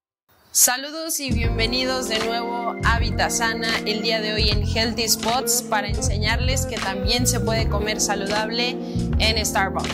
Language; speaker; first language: Spanish; native; Spanish